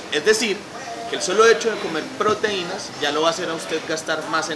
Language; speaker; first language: Spanish; native; Spanish